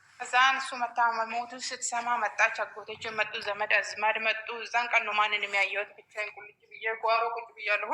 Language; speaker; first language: Amharic; non-native, local second language; Oromo